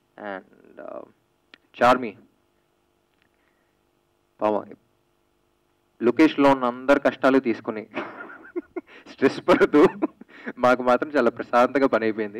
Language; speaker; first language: Telugu; native; Telugu